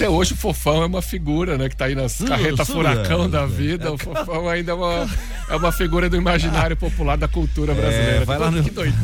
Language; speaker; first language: Portuguese; native; Portuguese